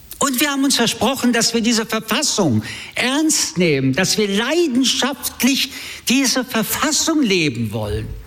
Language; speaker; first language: German; early bilingual, other home language; French